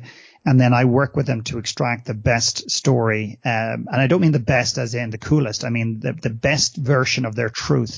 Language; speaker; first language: English; native; English